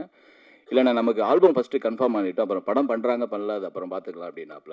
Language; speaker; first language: Tamil; native; Tamil